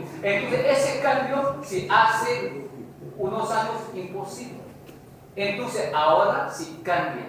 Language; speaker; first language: Spanish; non-native, fluent; Chinese